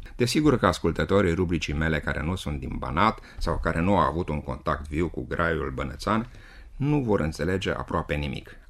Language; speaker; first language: Romanian; native; Romanian